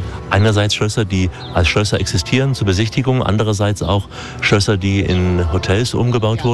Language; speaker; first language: German; native; German